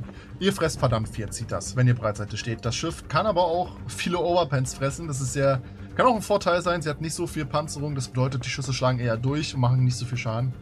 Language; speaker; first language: German; native; German